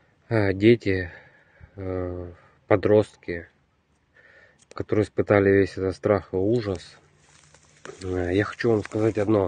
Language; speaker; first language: Russian; native; Russian